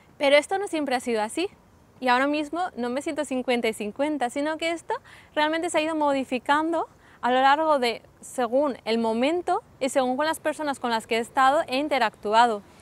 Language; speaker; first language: Spanish; early bilingual, other home language; Sindhi